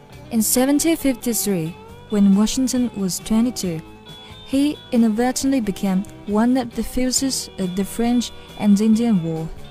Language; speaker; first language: English; non-native, fluent; Chinese